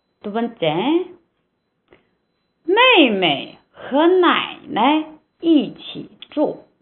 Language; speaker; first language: Chinese; non-native, fluent; Korean